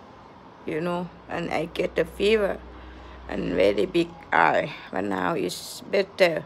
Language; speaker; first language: English; non-native, learner; Thai